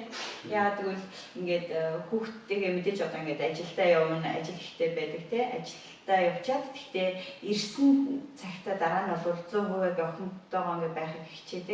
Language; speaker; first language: Mongolian; native; Mongolian